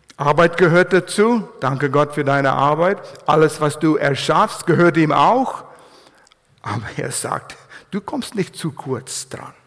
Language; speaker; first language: German; non-native, fluent; English